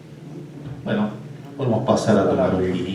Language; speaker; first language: Spanish; native; Spanish